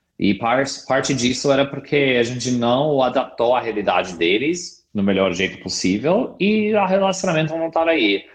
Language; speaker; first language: Portuguese; non-native, fluent; English